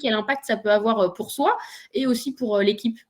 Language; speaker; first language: French; native; French